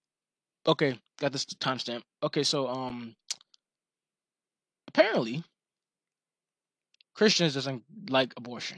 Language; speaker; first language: English; native; English